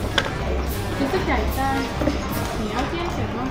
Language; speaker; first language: Chinese; non-native, learner; Indonesian